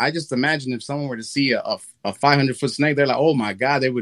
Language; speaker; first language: English; early bilingual, other home language; Spanish